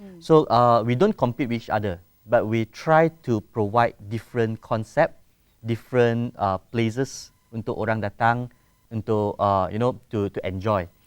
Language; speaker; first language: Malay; non-native, local second language; Chinese